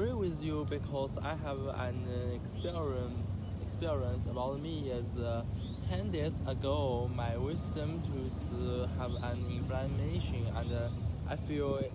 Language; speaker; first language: English; non-native, learner; Chinese